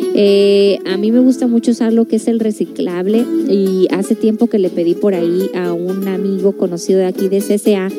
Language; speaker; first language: Spanish; native; Spanish